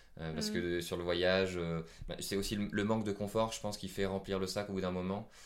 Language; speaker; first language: French; native; French